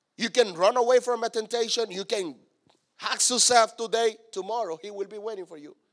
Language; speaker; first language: English; non-native, fluent; Spanish